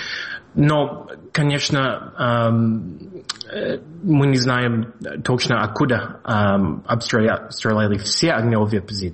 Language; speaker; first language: Russian; non-native, fluent; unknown